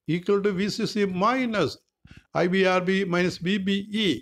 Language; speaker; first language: English; non-native, local second language; Malayalam